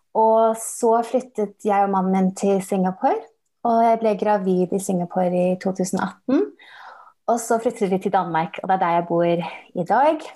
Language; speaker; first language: Norwegian; early bilingual, heritage; English